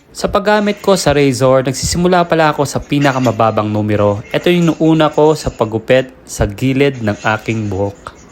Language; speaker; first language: Filipino; non-native, local second language; Hiligaynon